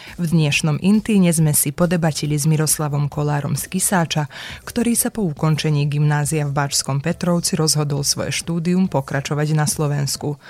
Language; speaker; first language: Slovak; early bilingual, heritage; Slovak